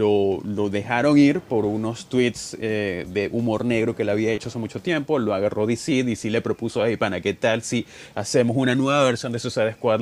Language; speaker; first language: Spanish; native; Spanish